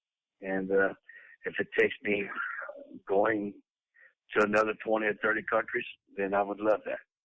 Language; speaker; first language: English; native; English